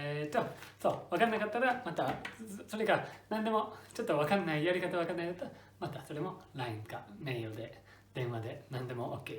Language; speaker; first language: Japanese; non-native, fluent; English